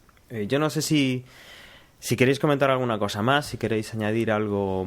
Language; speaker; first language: Spanish; native; Spanish